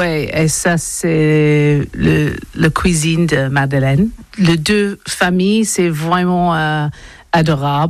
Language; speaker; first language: French; non-native, learner; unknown